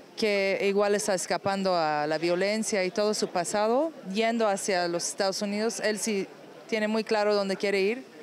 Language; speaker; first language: Spanish; non-native, fluent; Persian